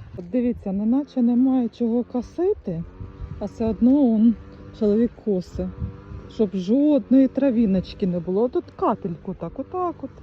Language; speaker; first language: Ukrainian; non-native, local second language; Russian